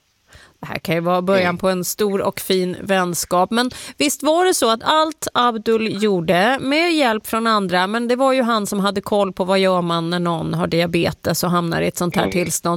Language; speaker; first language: Swedish; native; Swedish